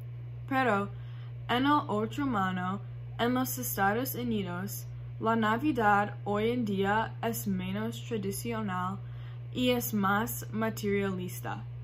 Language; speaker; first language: Spanish; non-native, learner; English